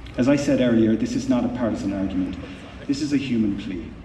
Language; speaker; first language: English; native; English